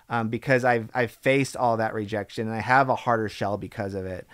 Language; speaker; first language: English; native; English